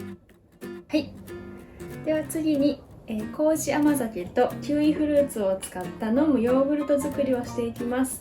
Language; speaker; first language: Japanese; native; Japanese